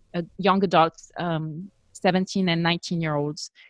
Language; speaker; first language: English; non-native, fluent; French